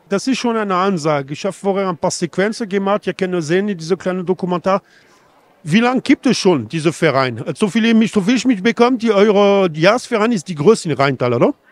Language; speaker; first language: German; non-native, fluent; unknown